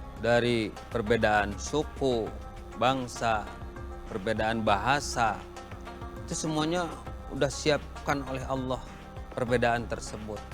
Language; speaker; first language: Indonesian; native; Indonesian